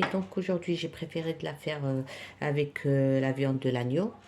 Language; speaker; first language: French; non-native, local second language; Arabic